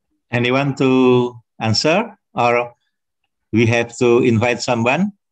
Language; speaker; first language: English; non-native, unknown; Indonesian